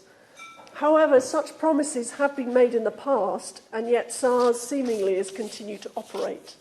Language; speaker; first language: English; native; English